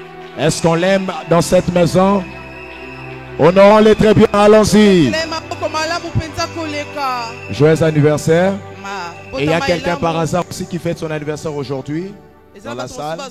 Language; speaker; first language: French; non-native, local second language; Lingala